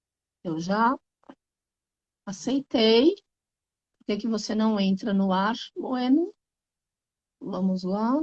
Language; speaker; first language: Portuguese; native; Portuguese